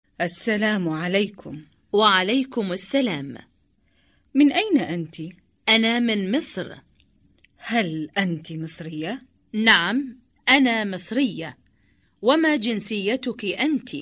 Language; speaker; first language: Arabic; non-native, learner; Indonesian